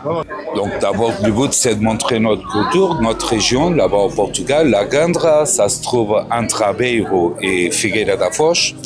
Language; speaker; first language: French; early bilingual, other home language; Portuguese